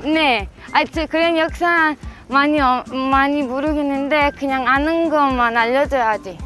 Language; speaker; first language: Korean; non-native, learner; Greek